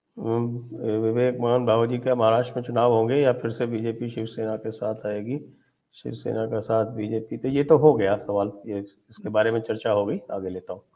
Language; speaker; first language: Hindi; native; Hindi